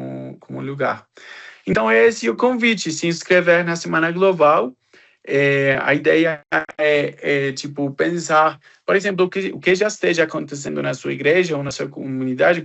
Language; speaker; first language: Portuguese; non-native, fluent; Spanish